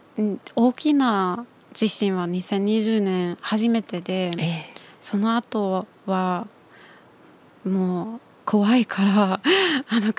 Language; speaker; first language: Japanese; non-native, fluent; German